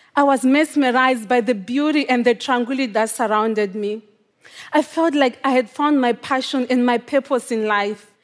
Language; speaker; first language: English; non-native, local second language; Shona